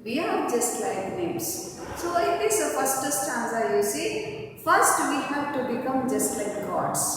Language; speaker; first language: English; non-native, local second language; Kannada